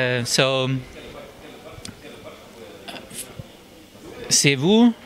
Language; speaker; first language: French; non-native, learner; German